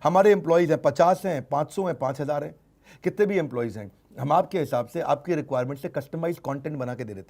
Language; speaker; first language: Hindi; native; Hindi